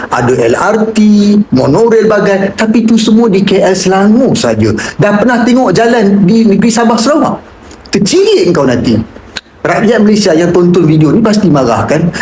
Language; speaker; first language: Malay; native; Malay